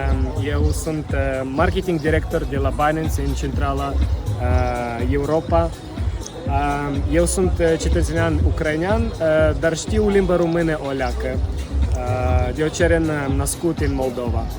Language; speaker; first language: Romanian; non-native, learner; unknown